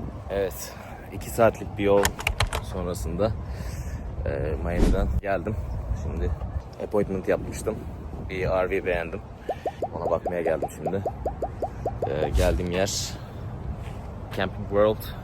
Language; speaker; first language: Turkish; native; Turkish